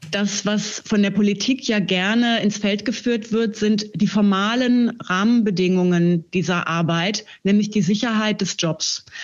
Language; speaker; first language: German; native; German